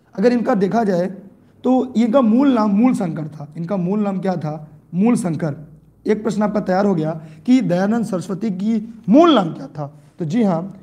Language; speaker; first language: Hindi; native; Hindi